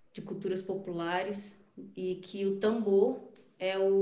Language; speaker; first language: Portuguese; native; Portuguese